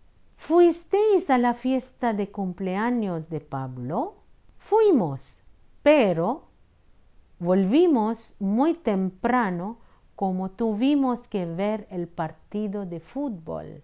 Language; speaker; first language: Spanish; non-native, fluent; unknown